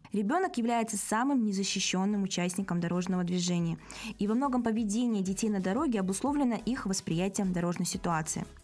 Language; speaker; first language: Russian; native; Russian